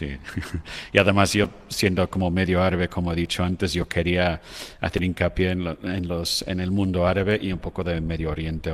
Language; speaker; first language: Spanish; non-native, fluent; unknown